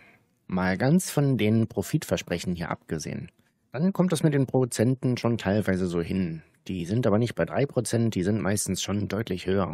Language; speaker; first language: German; native; German